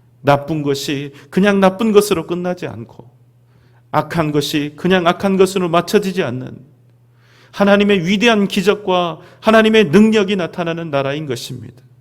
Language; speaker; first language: Korean; native; Korean